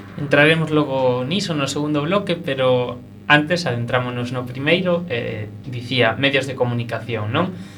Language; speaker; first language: Galician; native; Galician